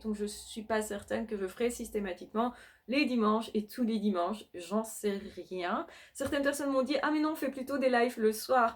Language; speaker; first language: French; native; French